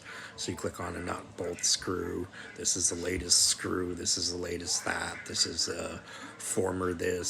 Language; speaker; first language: English; native; English